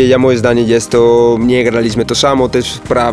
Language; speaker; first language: Polish; non-native, fluent; Spanish